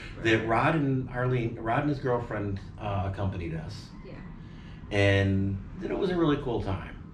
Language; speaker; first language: English; native; English